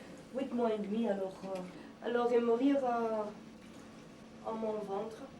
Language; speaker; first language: French; non-native, learner; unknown